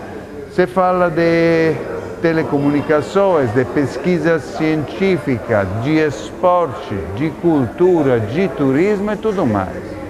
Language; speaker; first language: Portuguese; non-native, fluent; Italian